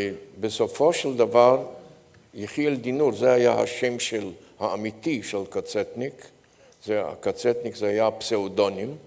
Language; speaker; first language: Hebrew; non-native, fluent; Polish